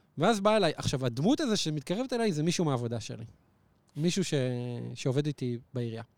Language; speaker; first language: Hebrew; native; Hebrew